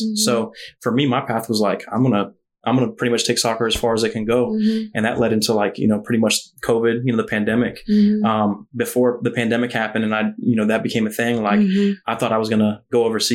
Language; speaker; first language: English; native; English